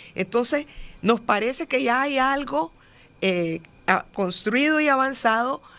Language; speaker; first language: Spanish; native; Spanish